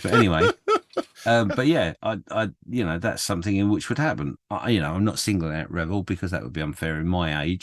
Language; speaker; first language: English; native; English